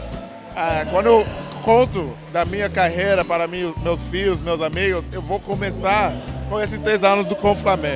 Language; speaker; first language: Portuguese; non-native, fluent; English